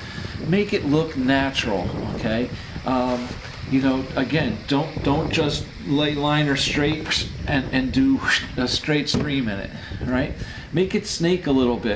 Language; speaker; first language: English; native; English